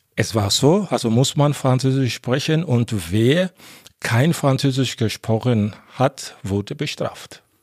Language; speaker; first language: German; non-native, fluent; Lingala